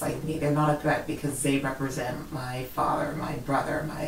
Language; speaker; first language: English; native; English